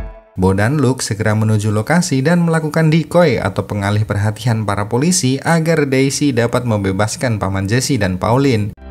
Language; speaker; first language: Indonesian; native; Indonesian